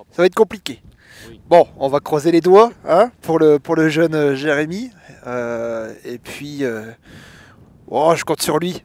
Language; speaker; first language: French; native; French